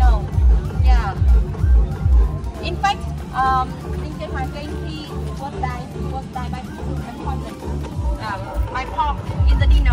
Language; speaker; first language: English; non-native, fluent; Vietnamese